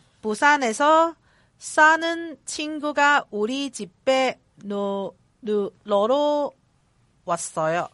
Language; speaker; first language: Korean; non-native, learner; Cantonese